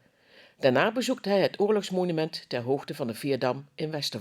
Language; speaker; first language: Dutch; native; Dutch